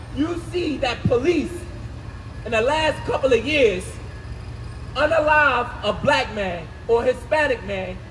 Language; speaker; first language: English; native; English